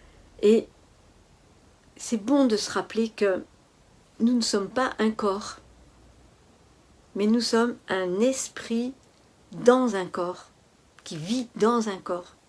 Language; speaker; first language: French; native; French